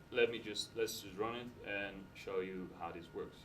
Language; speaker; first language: English; non-native, fluent; Dutch